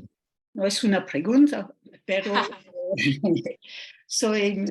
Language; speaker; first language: Spanish; non-native, fluent; French